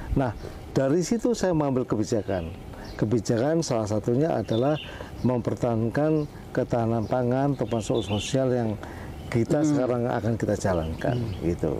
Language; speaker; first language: Indonesian; native; Indonesian